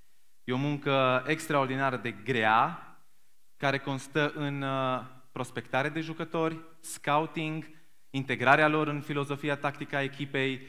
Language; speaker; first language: Romanian; native; Romanian